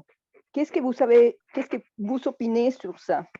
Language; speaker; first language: French; non-native, fluent; Spanish